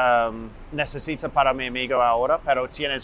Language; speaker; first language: Spanish; non-native, learner; English